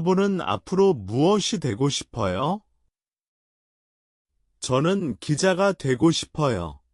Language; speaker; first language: Korean; non-native, learner; Chinese